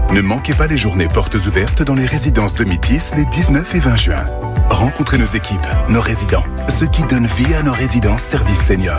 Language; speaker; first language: French; native; French